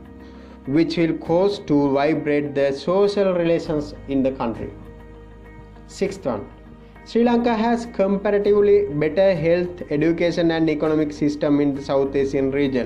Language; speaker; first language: English; non-native, local second language; Sinhala